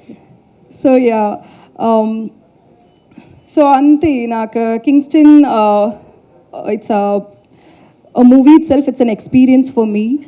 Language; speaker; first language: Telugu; non-native, learner; Tamil